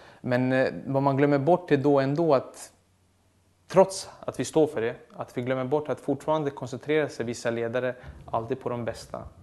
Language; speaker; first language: Swedish; early bilingual, other home language; Serbian